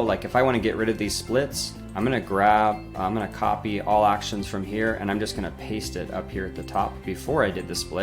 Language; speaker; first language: English; native; English